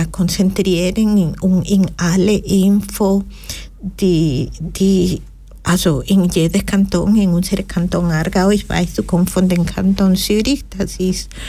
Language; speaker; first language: German; non-native, learner; Spanish